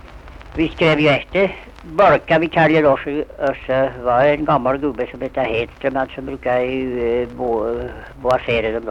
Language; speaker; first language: Swedish; native; Swedish